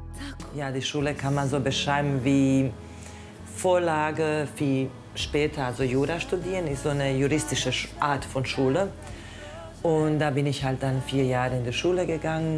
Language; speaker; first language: German; non-native, fluent; Croatian